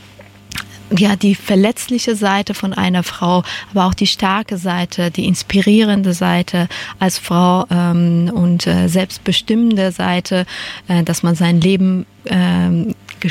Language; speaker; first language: German; non-native, fluent; Persian